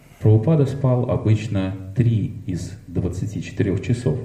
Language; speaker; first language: Russian; native; Russian